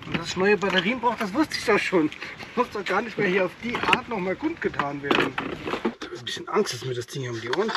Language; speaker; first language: German; native; German